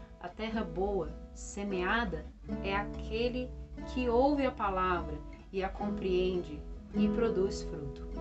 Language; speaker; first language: Portuguese; native; Portuguese